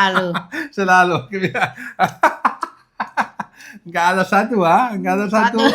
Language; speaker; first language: Indonesian; non-native, learner; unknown